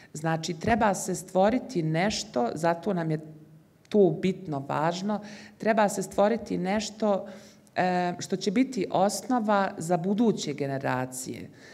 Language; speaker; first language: Bosnian; early bilingual, heritage; Bosnian